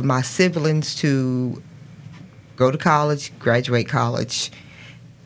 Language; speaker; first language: English; native; English